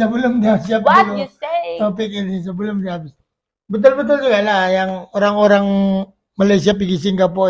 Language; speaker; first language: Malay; non-native, local second language; Filipino